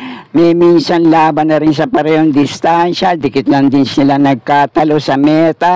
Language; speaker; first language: Filipino; native; Filipino